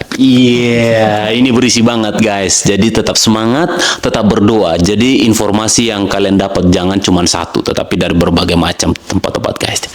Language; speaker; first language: Indonesian; native; Indonesian